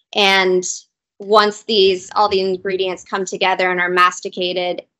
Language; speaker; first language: English; native; English